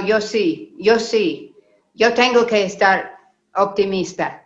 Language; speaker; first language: Spanish; non-native, learner; English